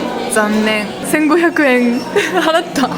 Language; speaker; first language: Japanese; non-native, learner; French